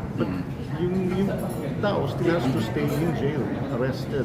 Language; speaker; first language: Filipino; native; Filipino